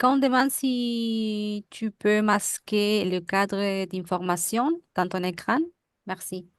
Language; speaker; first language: French; non-native, fluent; Spanish